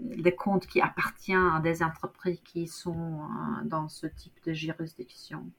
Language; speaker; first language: French; non-native, fluent; Norwegian